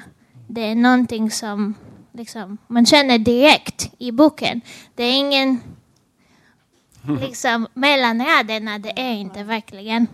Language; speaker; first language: Swedish; non-native, fluent; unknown